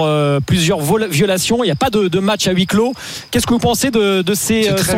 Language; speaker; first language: French; native; French